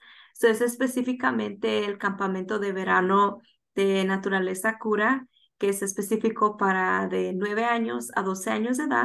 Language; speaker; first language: Spanish; early bilingual, heritage; Spanish